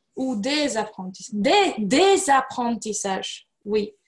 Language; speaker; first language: French; non-native, fluent; Romanian